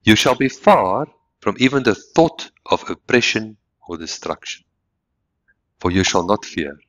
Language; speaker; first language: English; non-native, local second language; Afrikaans